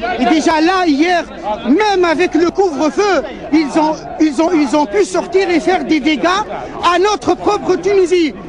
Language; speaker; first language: French; non-native, local second language; Arabic